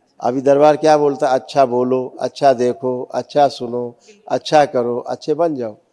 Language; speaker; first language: Hindi; native; Hindi